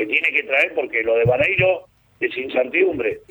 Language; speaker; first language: Spanish; native; Spanish